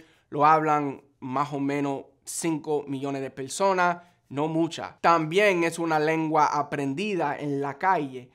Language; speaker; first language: Spanish; non-native, fluent; English